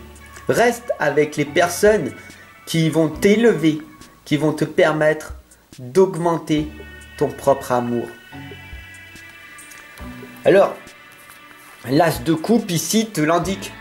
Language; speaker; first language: French; native; French